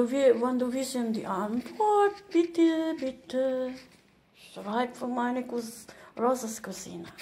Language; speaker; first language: German; non-native, learner; Filipino